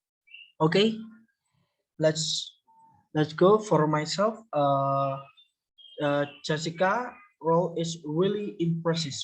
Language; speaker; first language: English; non-native, learner; Indonesian